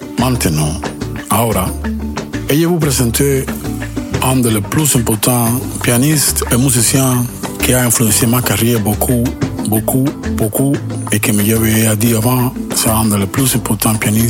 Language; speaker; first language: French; non-native, learner; Spanish